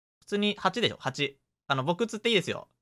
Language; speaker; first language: Japanese; native; Japanese